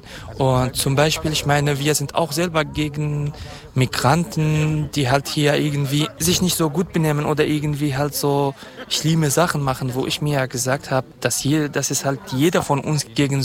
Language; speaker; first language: German; non-native, fluent; Kurdish